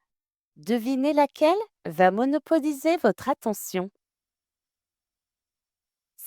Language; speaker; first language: French; native; French